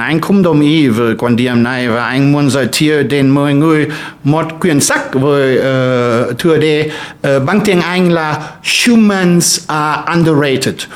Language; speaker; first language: Vietnamese; non-native, fluent; German